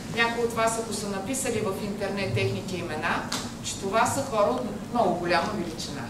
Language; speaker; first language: Bulgarian; native; Bulgarian